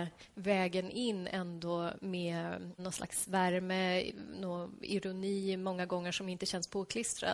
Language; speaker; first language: Swedish; native; Swedish